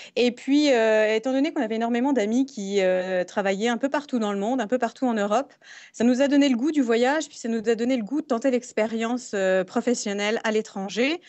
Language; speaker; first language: French; native; French